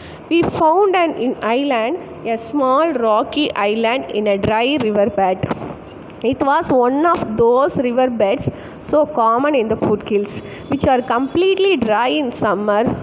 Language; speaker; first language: English; non-native, local second language; Tamil